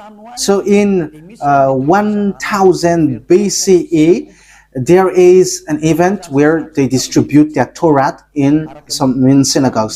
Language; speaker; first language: English; non-native, fluent; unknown